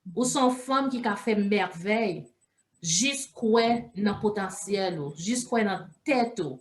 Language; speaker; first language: French; non-native, local second language; Haitian Creole